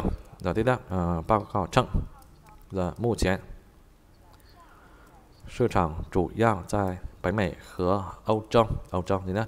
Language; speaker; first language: Chinese; non-native, fluent; Vietnamese